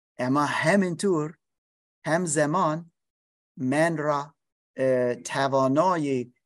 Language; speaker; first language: Persian; non-native, learner; English